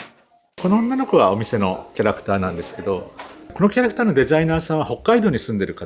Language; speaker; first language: Japanese; native; Japanese